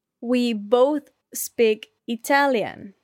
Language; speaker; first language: English; non-native, fluent; Spanish